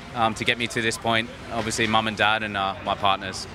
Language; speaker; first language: English; native; English